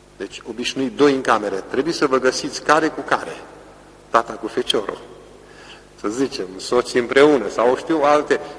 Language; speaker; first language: Romanian; native; Romanian